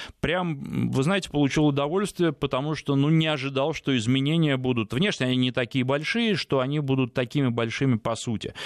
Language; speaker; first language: Russian; native; Russian